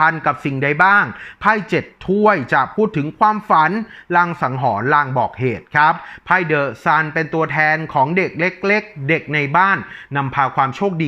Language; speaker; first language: Thai; native; Thai